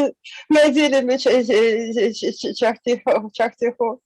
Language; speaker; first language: Hindi; non-native, learner; Russian